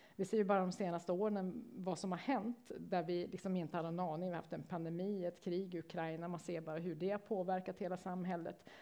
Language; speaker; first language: Swedish; native; Swedish